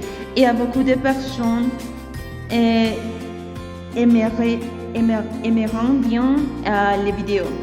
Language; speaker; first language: French; non-native, learner; Spanish